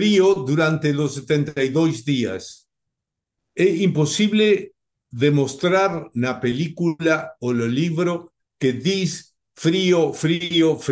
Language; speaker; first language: Portuguese; non-native, learner; Spanish